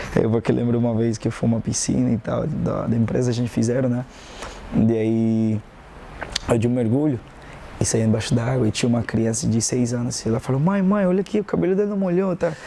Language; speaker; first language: Portuguese; non-native, fluent; Haitian Creole